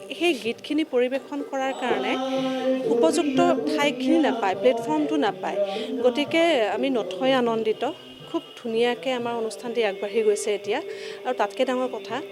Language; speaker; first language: Assamese; native; Assamese